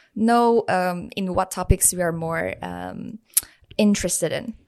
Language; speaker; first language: English; non-native, fluent; Persian